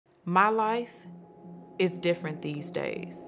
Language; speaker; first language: English; native; English